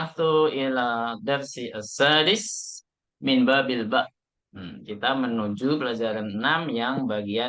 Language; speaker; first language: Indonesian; native; Indonesian